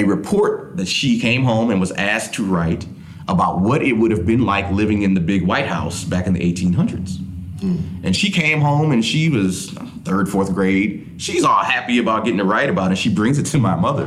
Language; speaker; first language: English; native; English